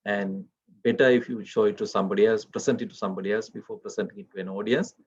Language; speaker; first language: English; non-native, local second language; Sinhala